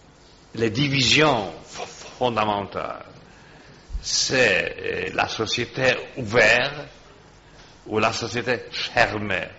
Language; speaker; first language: French; non-native, fluent; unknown